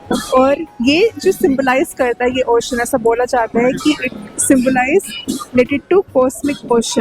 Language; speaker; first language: Hindi; native; Hindi